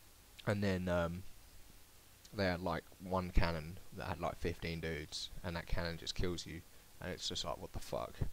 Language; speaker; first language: English; native; English